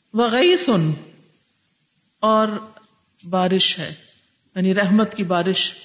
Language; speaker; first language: Urdu; native; Urdu